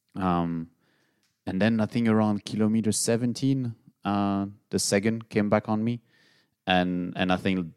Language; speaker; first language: English; non-native, fluent; French